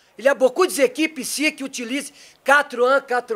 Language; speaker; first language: French; non-native, learner; Portuguese